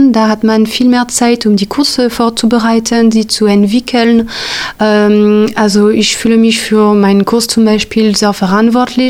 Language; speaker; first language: German; non-native, fluent; French